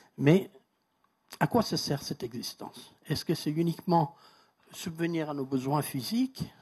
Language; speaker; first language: French; non-native, fluent; Persian